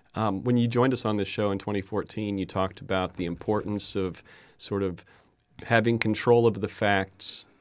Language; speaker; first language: English; native; English